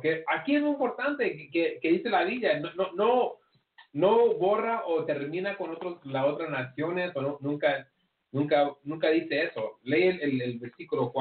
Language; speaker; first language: Spanish; early bilingual, heritage; English